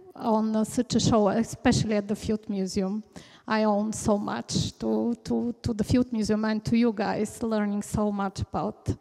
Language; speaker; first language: English; non-native, fluent; Bulgarian